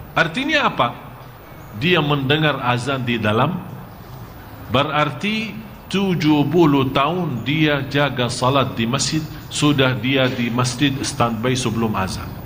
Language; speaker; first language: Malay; non-native, fluent; Arabic